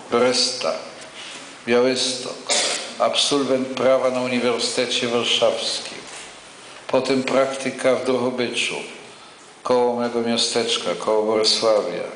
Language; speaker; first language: Polish; non-native, local second language; Yiddish